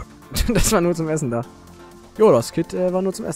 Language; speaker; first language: German; native; German